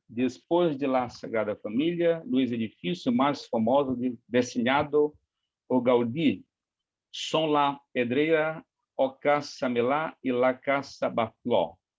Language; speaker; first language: Spanish; non-native, learner; Portuguese